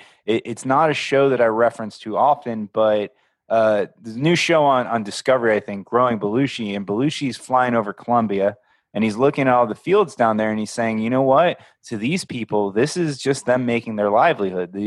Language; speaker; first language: English; native; English